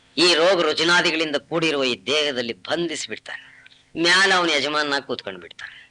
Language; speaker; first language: Kannada; non-native, local second language; Telugu